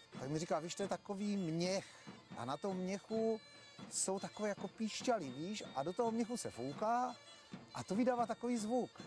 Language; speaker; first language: Czech; early bilingual, other home language; Greek